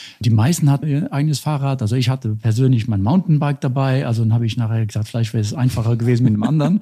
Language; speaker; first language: German; non-native, local second language; Luxembourgish